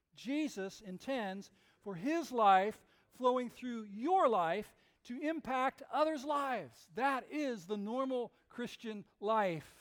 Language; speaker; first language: English; native; English